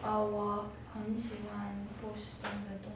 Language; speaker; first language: Chinese; non-native, learner; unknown